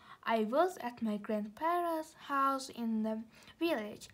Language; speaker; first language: English; non-native, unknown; Azerbaijani